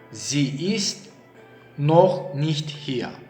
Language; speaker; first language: German; non-native, learner; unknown